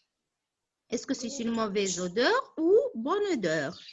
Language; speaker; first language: French; non-native, local second language; Arabic